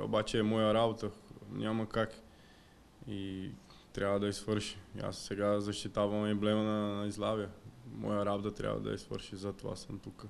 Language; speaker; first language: Bulgarian; non-native, learner; Portuguese